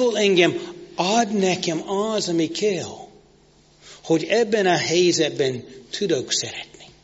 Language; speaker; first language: Hungarian; non-native, fluent; English